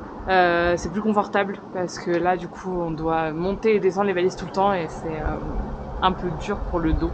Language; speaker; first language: French; native; French